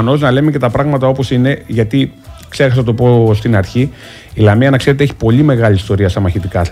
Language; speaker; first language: Greek; native; Greek